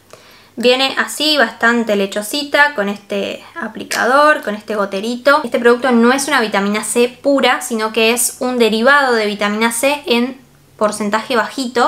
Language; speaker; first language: Spanish; native; Spanish